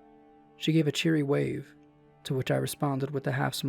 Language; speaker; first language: English; native; English